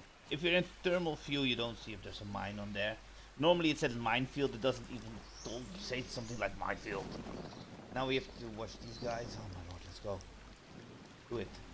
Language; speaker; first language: English; non-native, fluent; Dutch